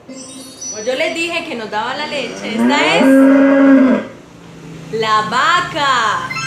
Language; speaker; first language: Spanish; native; Spanish